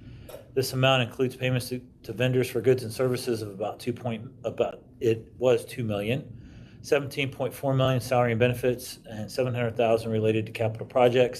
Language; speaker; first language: English; native; English